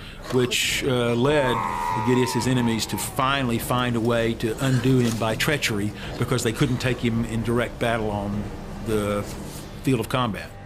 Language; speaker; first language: English; native; English